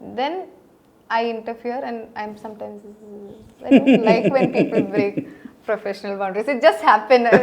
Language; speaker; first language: English; non-native, local second language; Malayalam